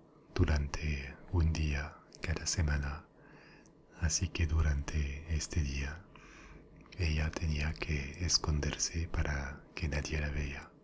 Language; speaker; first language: Spanish; non-native, fluent; French